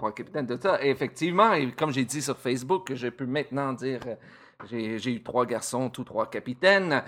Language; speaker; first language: French; native; French